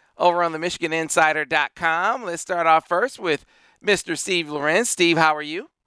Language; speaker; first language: English; native; English